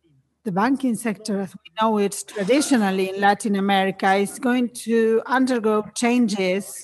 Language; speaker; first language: English; non-native, fluent; Spanish